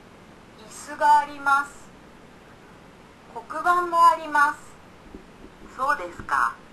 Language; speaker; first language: Japanese; non-native, learner; Indonesian